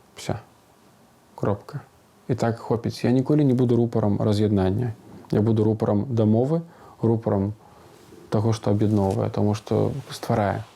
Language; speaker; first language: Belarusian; non-native, local second language; Russian